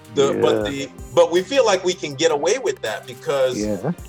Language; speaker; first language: English; native; English